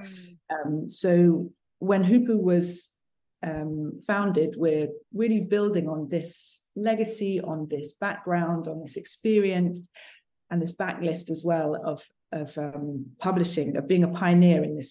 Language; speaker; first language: English; native; English